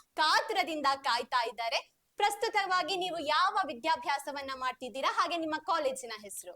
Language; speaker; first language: Kannada; native; Kannada